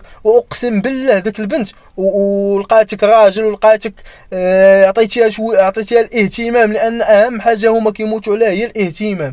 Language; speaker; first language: Arabic; native; Arabic